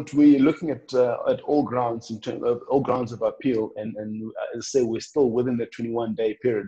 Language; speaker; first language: English; non-native, local second language; Northern Sotho